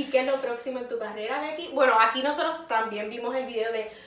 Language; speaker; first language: Spanish; native; Spanish